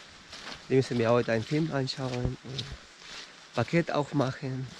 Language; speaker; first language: German; non-native, learner; Spanish